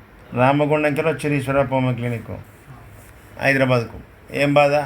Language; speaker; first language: Telugu; native; Telugu